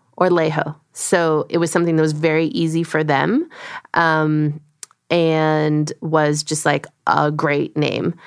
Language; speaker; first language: English; early bilingual, other home language; Korean